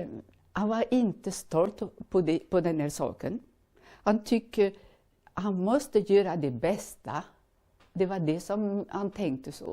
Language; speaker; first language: Swedish; non-native, fluent; French